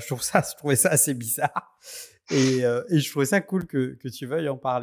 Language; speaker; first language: French; native; French